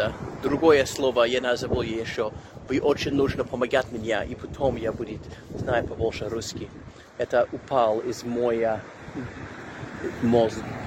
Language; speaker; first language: Russian; non-native, learner; English